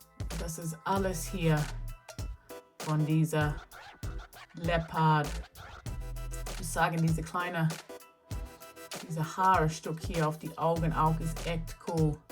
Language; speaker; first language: German; non-native, learner; English